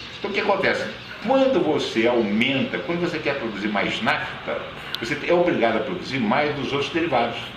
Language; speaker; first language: Portuguese; native; Portuguese